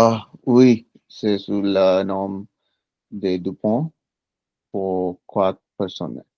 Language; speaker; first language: French; non-native, learner; Punjabi